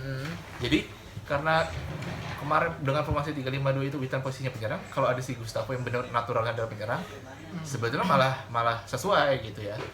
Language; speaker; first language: Indonesian; native; Indonesian